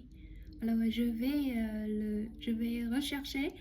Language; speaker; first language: French; non-native, learner; Chinese